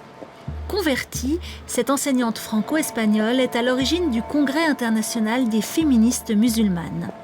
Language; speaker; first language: French; native; French